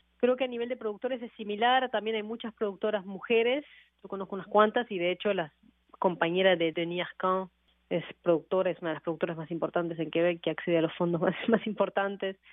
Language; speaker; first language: Spanish; native; Spanish